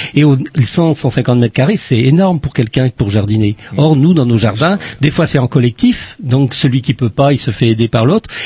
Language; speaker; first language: French; native; French